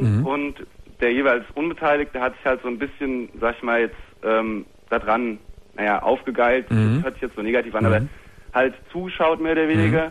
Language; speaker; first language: German; native; German